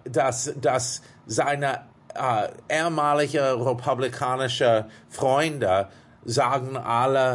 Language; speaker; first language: German; non-native, fluent; English